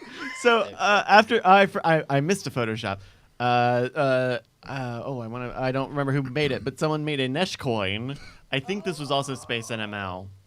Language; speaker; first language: English; native; English